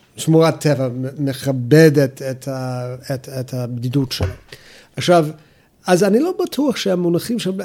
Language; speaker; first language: Hebrew; non-native, fluent; English